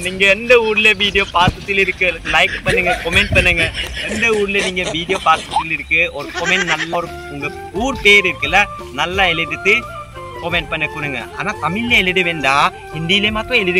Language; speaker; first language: Tamil; non-native, learner; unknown